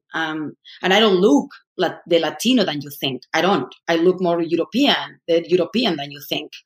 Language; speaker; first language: English; non-native, fluent; Spanish